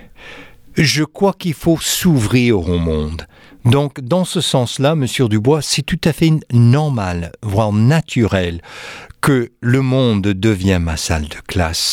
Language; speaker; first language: French; non-native, fluent; English